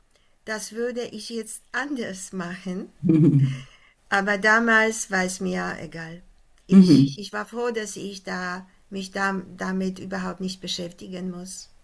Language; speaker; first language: German; non-native, fluent; Polish